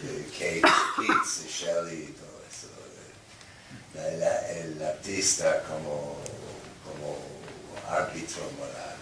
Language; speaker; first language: Spanish; non-native, fluent; English